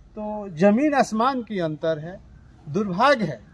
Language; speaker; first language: Hindi; native; Hindi